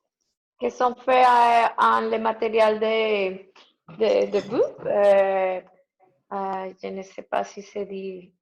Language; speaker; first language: French; non-native, learner; Spanish